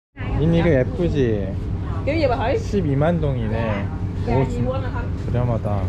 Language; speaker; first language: Korean; native; Korean